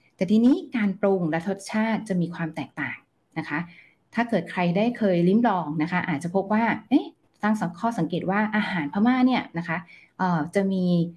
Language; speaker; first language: Thai; native; Thai